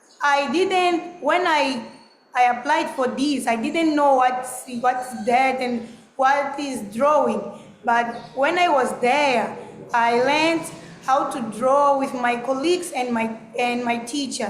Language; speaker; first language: English; non-native, learner; Portuguese